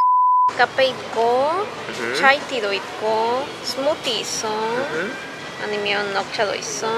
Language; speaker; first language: Korean; non-native, learner; Spanish